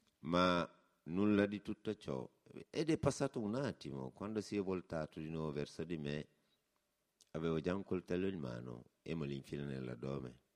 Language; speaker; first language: Italian; non-native, fluent; Wolof